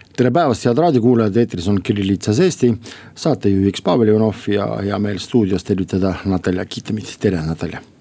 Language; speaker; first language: Estonian; non-native, local second language; Russian